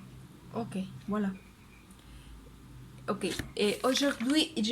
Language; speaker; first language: French; non-native, learner; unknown